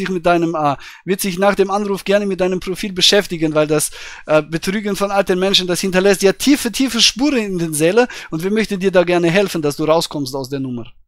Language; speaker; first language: German; native; German